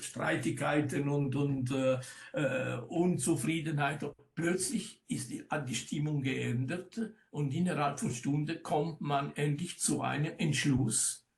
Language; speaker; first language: German; non-native, local second language; Italian